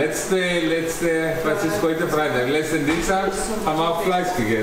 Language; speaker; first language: German; non-native, learner; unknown